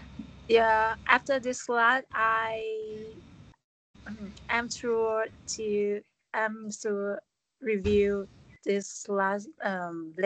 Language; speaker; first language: English; non-native, learner; Vietnamese